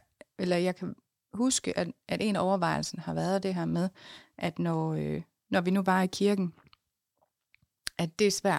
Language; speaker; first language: Danish; native; Danish